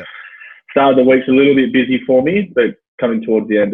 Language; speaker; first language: English; native; English